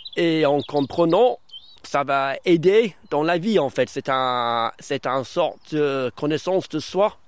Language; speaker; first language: French; early bilingual, other home language; English